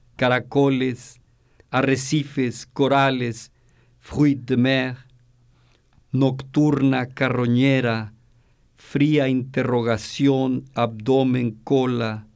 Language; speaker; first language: English; non-native, fluent; Spanish